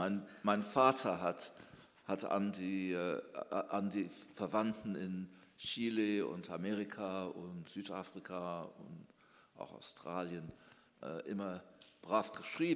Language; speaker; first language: German; early bilingual, heritage; German